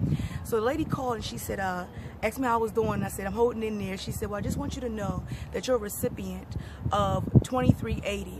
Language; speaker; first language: English; native; English